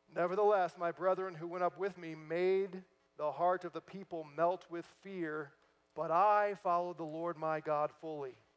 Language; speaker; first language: English; native; English